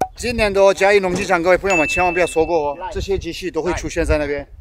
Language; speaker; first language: Chinese; non-native, fluent; Turkish